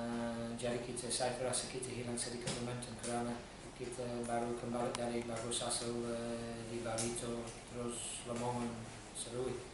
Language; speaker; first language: Indonesian; non-native, fluent; English